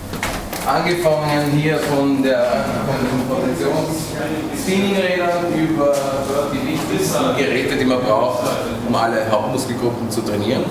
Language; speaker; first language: German; native; German